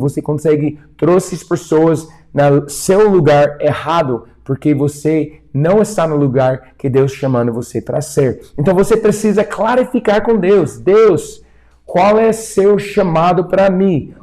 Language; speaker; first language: Portuguese; non-native, fluent; English